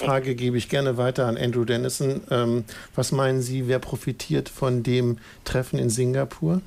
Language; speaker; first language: German; native; German